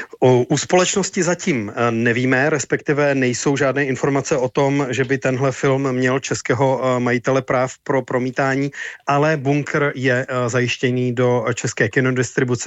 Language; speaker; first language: Czech; native; Czech